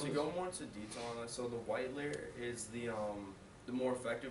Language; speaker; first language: English; native; English